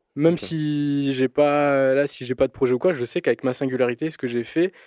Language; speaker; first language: French; native; French